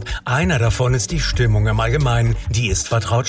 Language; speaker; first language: German; native; German